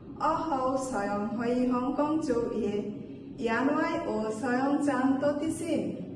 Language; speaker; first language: Cantonese; non-native, learner; Bangla